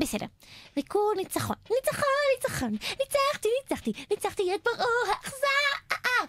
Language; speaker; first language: Hebrew; native; Hebrew